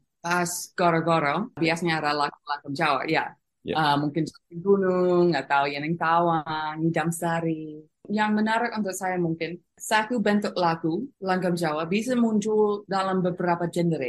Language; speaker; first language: Indonesian; non-native, fluent; English